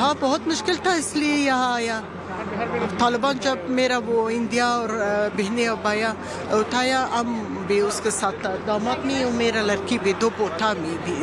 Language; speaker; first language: Hindi; non-native, learner; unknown